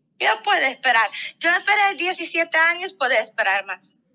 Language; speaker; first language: Spanish; non-native, fluent; Russian